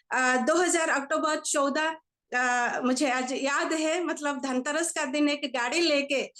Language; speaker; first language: Hindi; non-native, local second language; Odia